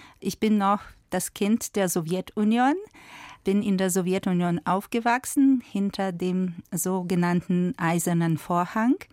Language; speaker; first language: German; non-native, fluent; Russian